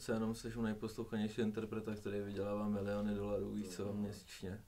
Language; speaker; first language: Czech; native; Czech